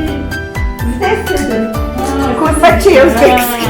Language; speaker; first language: Russian; non-native, local second language; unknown